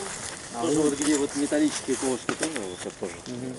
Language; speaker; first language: Russian; native; Russian